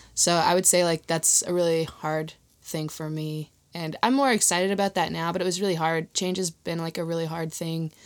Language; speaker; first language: English; native; English